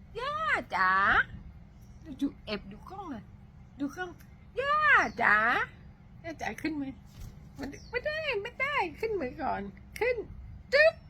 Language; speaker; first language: Thai; native; Thai